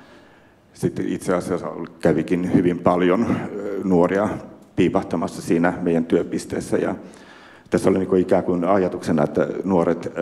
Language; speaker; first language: Finnish; native; Finnish